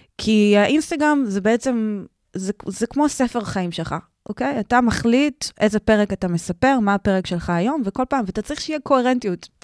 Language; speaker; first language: Hebrew; early bilingual, heritage; Hebrew